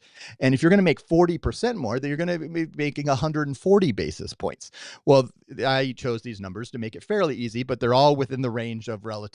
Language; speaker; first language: English; native; English